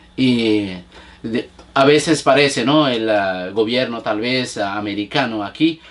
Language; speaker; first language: Spanish; non-native, fluent; Bangla